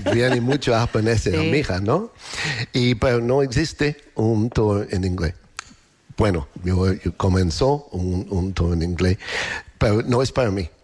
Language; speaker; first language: Spanish; non-native, learner; English